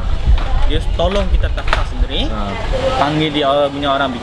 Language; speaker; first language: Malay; non-native, local second language; Cantonese